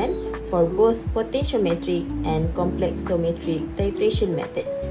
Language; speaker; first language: English; non-native, local second language; Malay